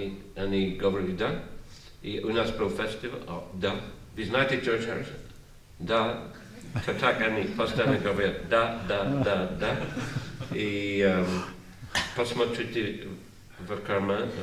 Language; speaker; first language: Russian; non-native, learner; English